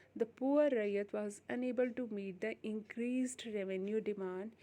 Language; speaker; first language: English; non-native, local second language; Hindi